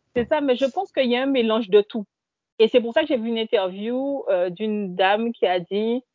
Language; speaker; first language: French; native; French